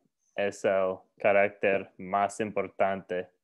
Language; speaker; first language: Spanish; non-native, learner; English